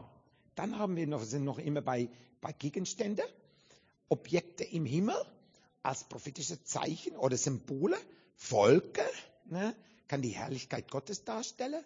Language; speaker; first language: German; non-native, fluent; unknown